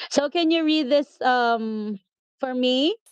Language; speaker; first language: English; non-native, local second language; Filipino